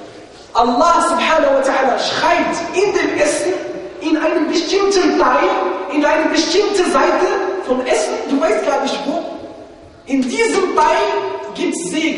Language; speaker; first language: German; non-native, fluent; Arabic